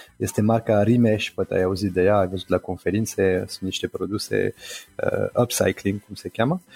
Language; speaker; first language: Romanian; non-native, fluent; French